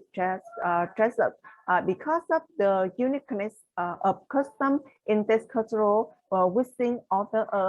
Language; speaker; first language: English; non-native, learner; Vietnamese